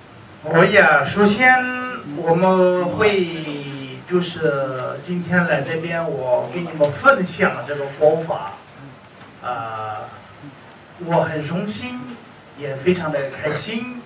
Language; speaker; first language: Chinese; non-native, fluent; Tibetan